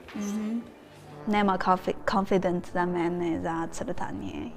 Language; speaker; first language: Bosnian; non-native, learner; Chinese